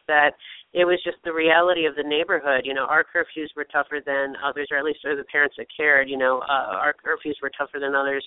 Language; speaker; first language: English; native; English